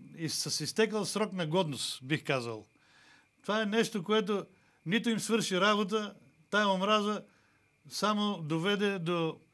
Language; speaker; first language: Bulgarian; native; Bulgarian